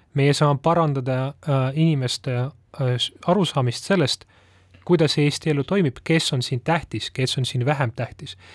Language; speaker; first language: Estonian; non-native, local second language; Russian